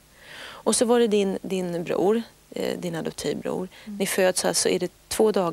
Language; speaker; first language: Swedish; native; Swedish